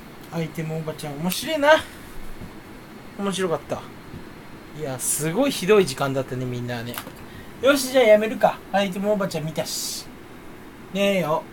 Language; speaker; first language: Japanese; native; Japanese